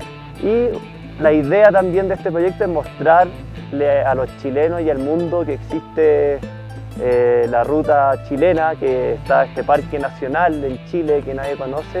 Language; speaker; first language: Spanish; native; Spanish